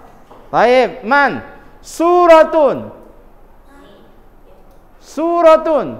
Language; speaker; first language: Arabic; non-native, fluent; Indonesian